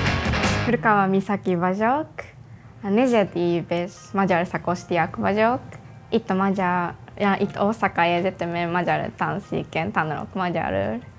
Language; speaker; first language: Hungarian; non-native, learner; Japanese